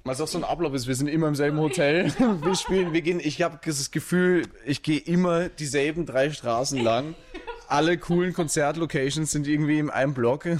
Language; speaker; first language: German; native; German